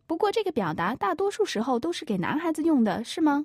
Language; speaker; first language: Chinese; native; Chinese